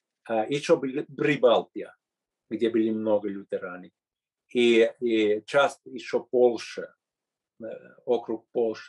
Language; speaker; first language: Russian; non-native, fluent; Finnish